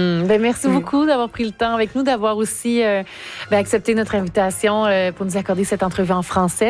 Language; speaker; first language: French; native; French